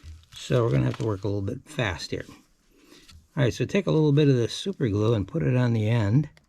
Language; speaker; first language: English; native; English